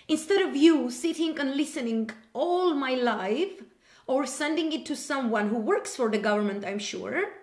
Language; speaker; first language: English; non-native, fluent; Armenian